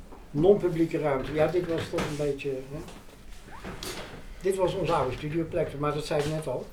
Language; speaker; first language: Dutch; native; Dutch